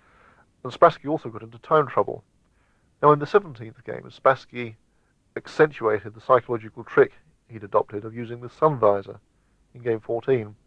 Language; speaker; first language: English; native; English